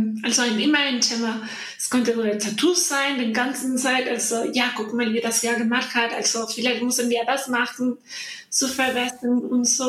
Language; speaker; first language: German; non-native, learner; Spanish